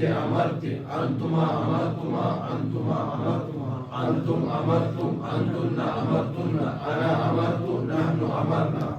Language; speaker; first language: Arabic; non-native, learner; Urdu